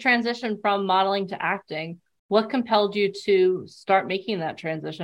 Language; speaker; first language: English; native; English